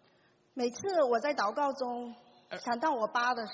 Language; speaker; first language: Chinese; native; Chinese